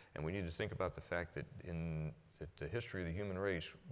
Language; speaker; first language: English; native; English